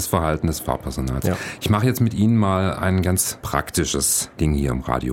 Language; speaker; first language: German; native; German